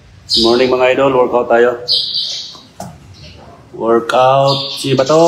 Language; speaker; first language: Filipino; native; Filipino